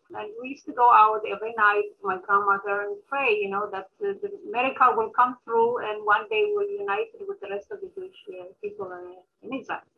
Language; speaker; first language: English; early bilingual, other home language; Amharic